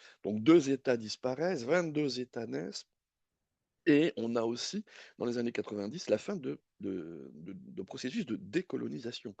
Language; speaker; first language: French; native; French